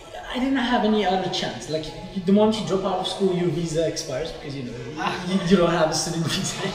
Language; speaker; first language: English; non-native, fluent; Arabic